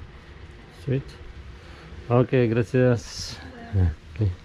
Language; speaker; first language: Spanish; non-native, learner; Polish